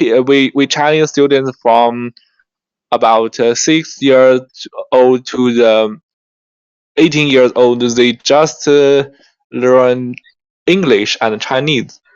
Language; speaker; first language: English; non-native, learner; Chinese